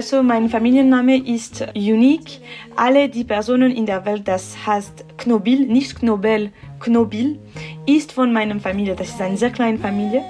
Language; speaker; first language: German; non-native, learner; French